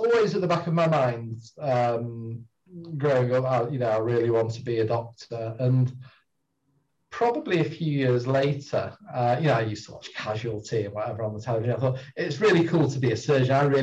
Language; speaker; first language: English; native; English